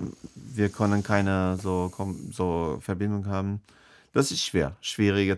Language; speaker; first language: German; non-native, learner; Persian